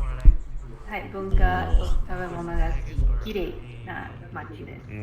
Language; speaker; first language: Japanese; non-native, learner; English